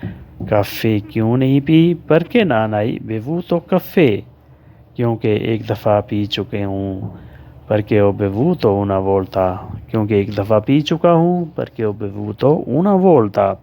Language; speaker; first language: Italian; non-native, learner; Urdu